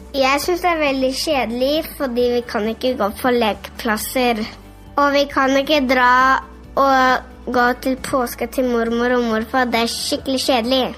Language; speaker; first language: Norwegian; early bilingual, heritage; Norwegian